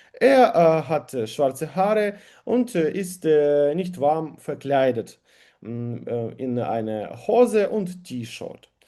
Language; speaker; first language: German; non-native, learner; Ukrainian